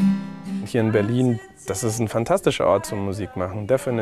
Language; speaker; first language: German; non-native, fluent; Spanish